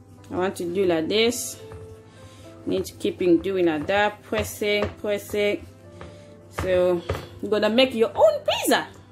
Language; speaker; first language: English; non-native, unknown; Lingala